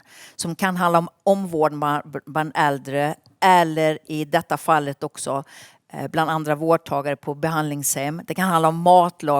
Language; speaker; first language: Swedish; native; Swedish